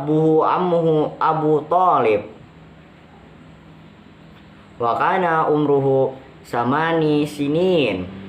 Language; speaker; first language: Arabic; non-native, fluent; Indonesian